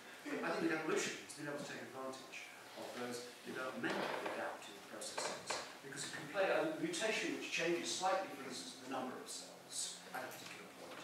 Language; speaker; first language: English; native; English